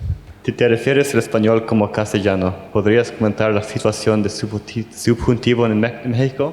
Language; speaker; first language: Spanish; non-native, fluent; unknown